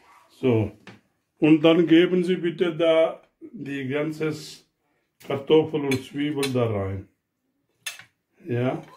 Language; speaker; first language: German; non-native, learner; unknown